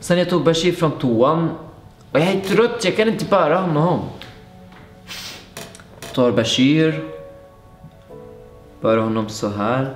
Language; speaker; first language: Swedish; non-native, fluent; Arabic